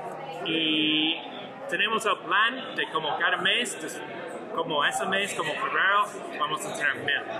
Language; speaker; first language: Spanish; non-native, learner; English